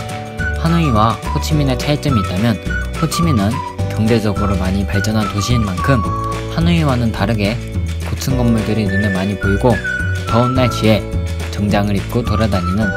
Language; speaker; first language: Korean; native; Korean